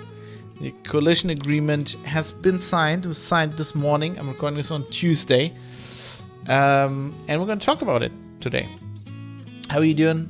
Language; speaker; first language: English; non-native, fluent; German